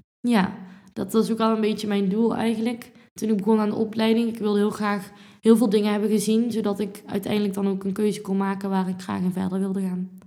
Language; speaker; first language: Dutch; native; Dutch